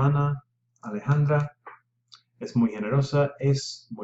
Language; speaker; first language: Spanish; non-native, fluent; English